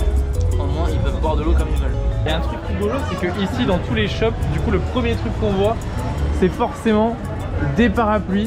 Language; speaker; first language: French; native; French